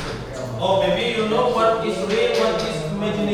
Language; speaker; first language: English; non-native, learner; Indonesian